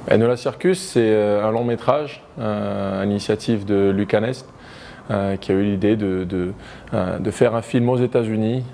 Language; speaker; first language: French; native; French